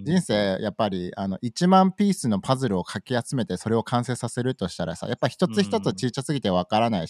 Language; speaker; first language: Japanese; native; Japanese